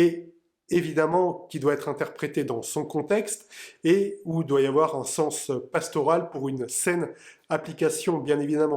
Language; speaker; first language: French; native; French